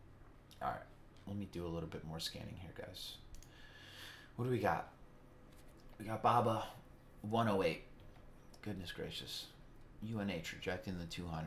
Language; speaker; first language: English; native; English